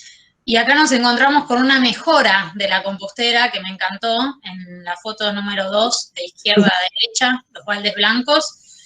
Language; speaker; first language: Spanish; native; Spanish